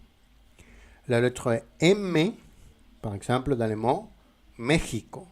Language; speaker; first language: French; non-native, fluent; Spanish